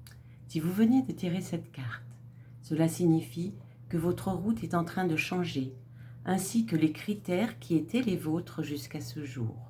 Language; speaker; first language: French; native; French